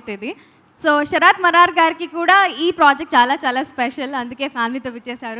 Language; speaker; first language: Telugu; native; Telugu